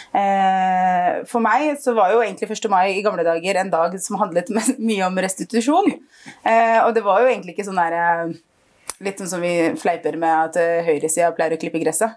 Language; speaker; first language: Norwegian; early bilingual, other home language; Arabic